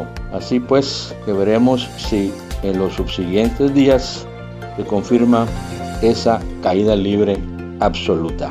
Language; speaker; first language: Spanish; native; Spanish